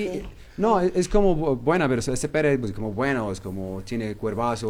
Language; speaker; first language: Spanish; non-native, learner; Arabic